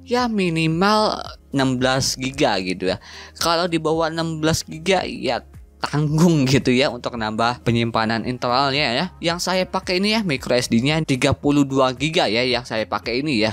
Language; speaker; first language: Indonesian; native; Indonesian